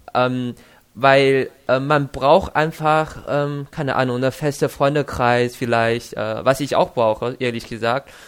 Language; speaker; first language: German; non-native, fluent; Chinese